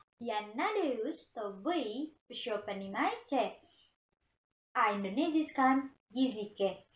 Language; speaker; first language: Russian; non-native, learner; Indonesian